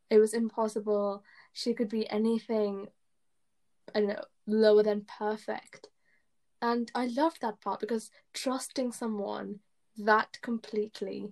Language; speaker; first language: English; early bilingual, other home language; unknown